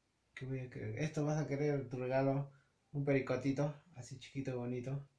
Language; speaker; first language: Spanish; native; Spanish